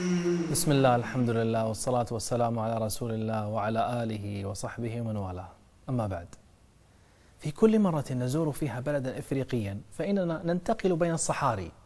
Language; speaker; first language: Arabic; native; Arabic